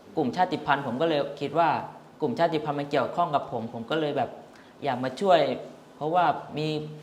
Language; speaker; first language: Thai; non-native, local second language; Hmong